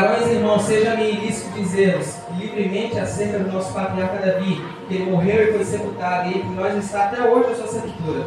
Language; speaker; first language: Portuguese; native; Portuguese